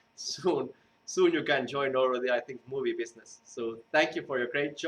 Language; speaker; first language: English; non-native, fluent; Estonian